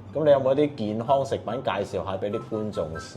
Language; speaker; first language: Cantonese; native; Cantonese